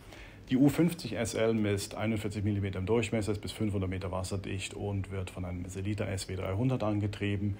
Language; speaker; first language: German; native; German